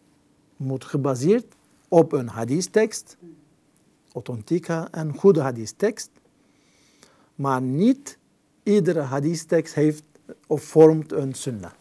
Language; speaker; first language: Dutch; non-native, fluent; Turkish